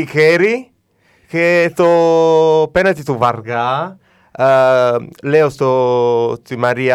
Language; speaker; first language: Greek; non-native, learner; Italian